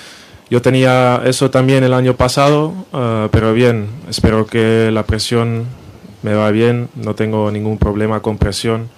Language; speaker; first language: Spanish; non-native, fluent; Dutch